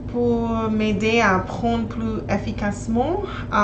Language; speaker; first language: French; non-native, learner; English